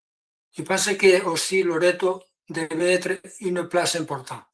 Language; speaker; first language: French; non-native, learner; Spanish